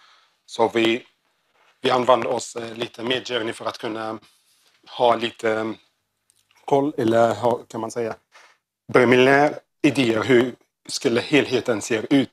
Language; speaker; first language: Swedish; non-native, learner; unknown